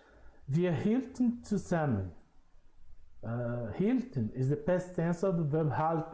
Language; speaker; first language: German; non-native, fluent; Portuguese